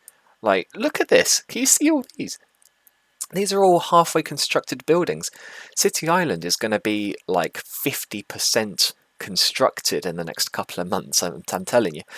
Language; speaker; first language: English; native; English